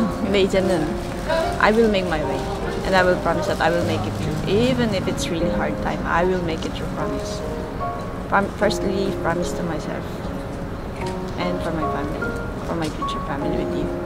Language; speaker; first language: English; non-native, local second language; Filipino